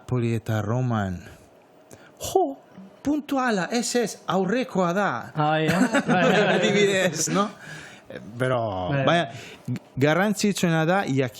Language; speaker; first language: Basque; non-native, fluent; Italian